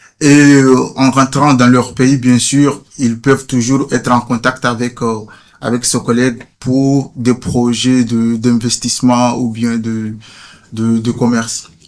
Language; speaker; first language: French; non-native, fluent; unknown